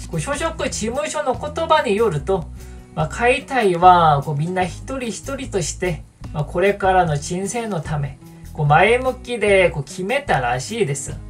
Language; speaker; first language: Japanese; non-native, fluent; Korean